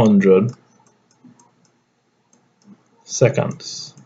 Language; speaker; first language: English; native; English